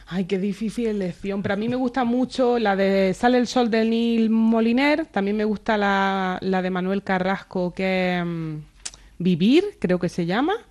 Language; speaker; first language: Spanish; native; Spanish